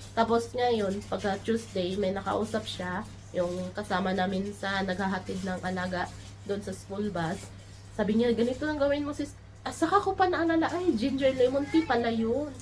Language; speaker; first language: Filipino; non-native, local second language; Cebuano